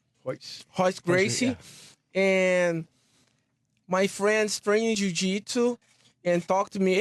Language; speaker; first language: English; non-native, learner; Portuguese